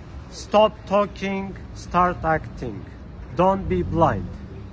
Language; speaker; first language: English; non-native, fluent; Armenian